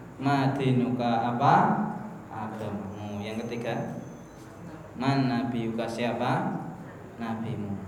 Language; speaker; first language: Indonesian; native; Indonesian